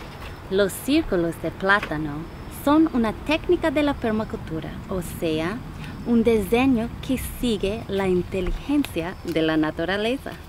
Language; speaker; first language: Spanish; non-native, learner; English